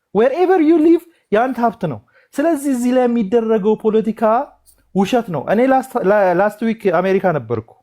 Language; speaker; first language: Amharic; non-native, local second language; Oromo